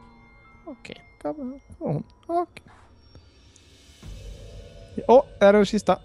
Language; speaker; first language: Swedish; native; Swedish